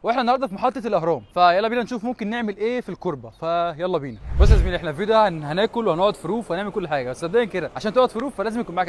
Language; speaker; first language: Arabic; native; Arabic